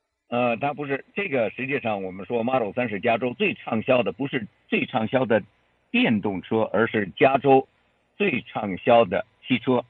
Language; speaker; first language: Chinese; native; Chinese